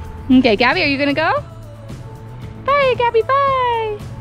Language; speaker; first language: English; native; English